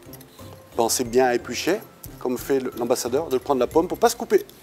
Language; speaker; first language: French; native; French